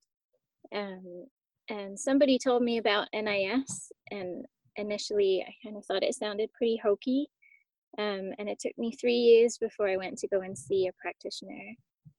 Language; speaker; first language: English; native; English